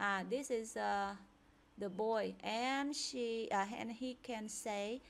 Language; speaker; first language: English; non-native, fluent; Vietnamese